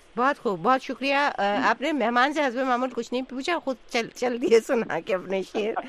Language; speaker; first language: Urdu; native; Urdu